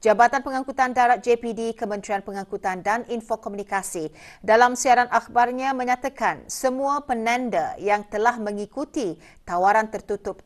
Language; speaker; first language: Malay; native; Malay